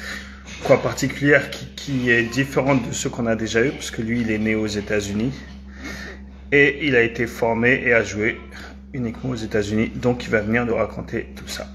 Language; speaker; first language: French; native; French